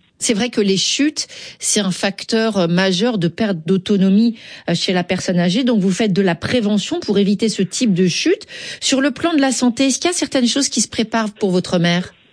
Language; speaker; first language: French; native; French